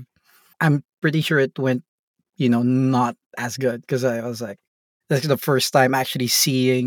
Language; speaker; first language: English; non-native, local second language; Filipino